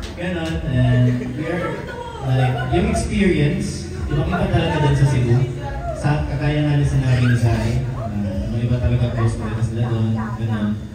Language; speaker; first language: Filipino; non-native, local second language; Cebuano